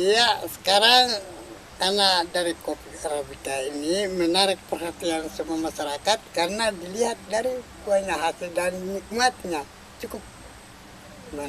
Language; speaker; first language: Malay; non-native, local second language; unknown